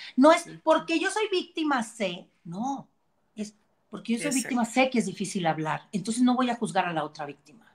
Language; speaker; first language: Spanish; native; Spanish